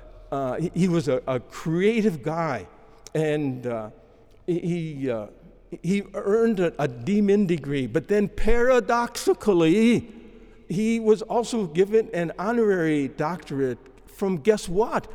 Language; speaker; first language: English; native; English